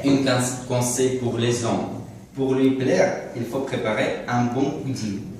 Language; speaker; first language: French; non-native, learner; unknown